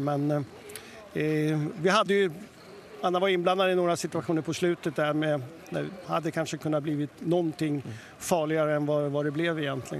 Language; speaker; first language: Swedish; native; Swedish